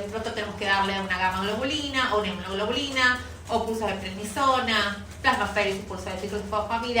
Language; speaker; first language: Spanish; native; Spanish